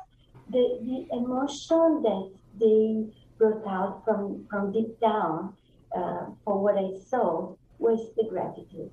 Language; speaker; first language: English; non-native, fluent; Italian